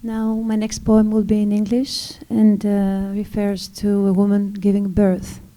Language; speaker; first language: English; non-native, fluent; Greek